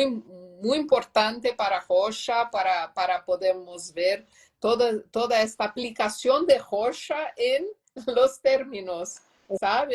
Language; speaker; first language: Spanish; non-native, learner; Portuguese